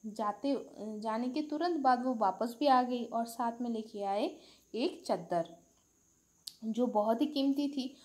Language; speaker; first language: Hindi; non-native, local second language; Bangla